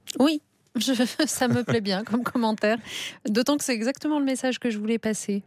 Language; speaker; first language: French; early bilingual, other home language; Riffian